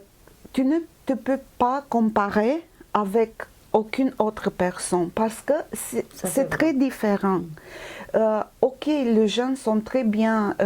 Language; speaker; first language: French; non-native, fluent; Romanian